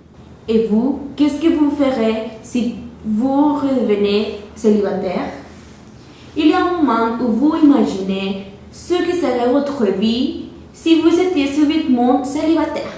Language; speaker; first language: French; non-native, learner; Spanish